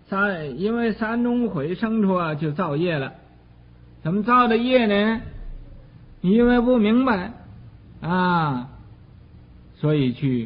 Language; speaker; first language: Chinese; native; Chinese